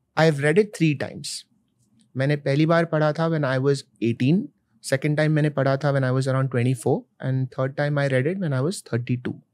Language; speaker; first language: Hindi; non-native, local second language; Malayalam